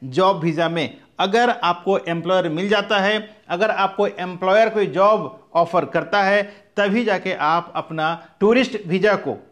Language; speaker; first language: Hindi; native; Hindi